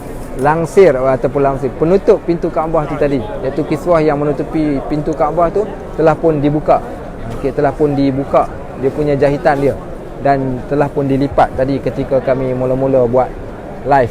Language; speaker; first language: Malay; native; Malay